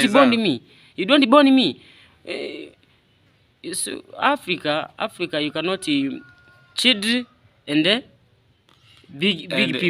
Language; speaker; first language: English; non-native, learner; Swahili